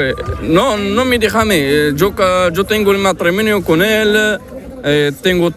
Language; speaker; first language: Spanish; non-native, learner; Arabic